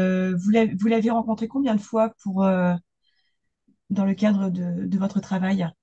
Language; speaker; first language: French; native; French